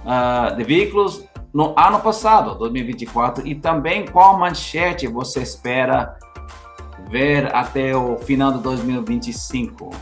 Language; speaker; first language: Portuguese; non-native, learner; English